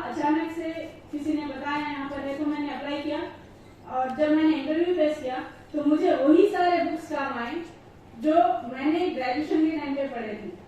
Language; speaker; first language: Urdu; native; Urdu